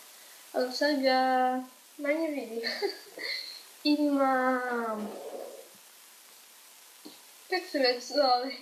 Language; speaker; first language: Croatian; early bilingual, heritage; Croatian